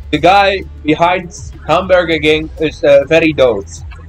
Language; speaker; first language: English; non-native, learner; Dutch